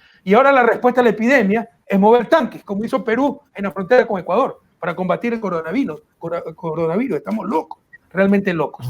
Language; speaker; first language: Spanish; native; Spanish